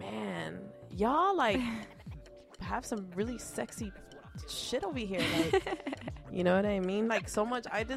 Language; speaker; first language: English; early bilingual, other home language; Spanish